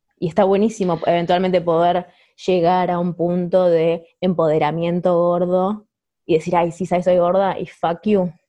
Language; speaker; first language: Spanish; native; Spanish